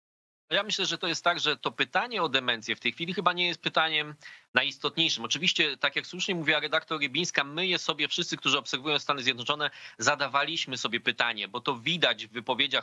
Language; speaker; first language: Polish; native; Polish